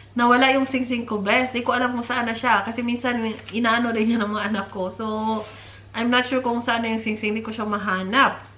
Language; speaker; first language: Filipino; non-native, local second language; Cebuano